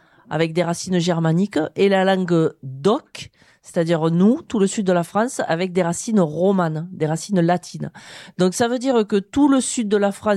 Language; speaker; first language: French; native; French